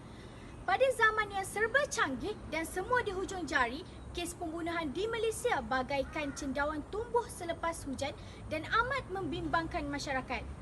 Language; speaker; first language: Malay; native; Malay